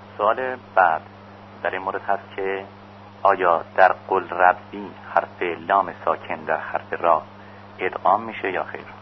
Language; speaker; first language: Persian; native; Persian